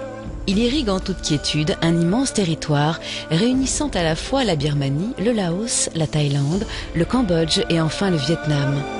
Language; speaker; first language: French; native; French